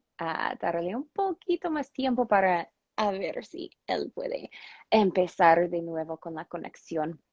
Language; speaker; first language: Spanish; non-native, fluent; English